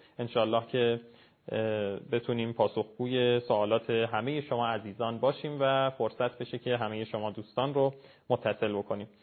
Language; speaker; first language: Persian; native; Persian